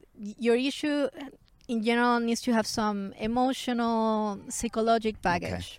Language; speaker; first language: English; non-native, fluent; Spanish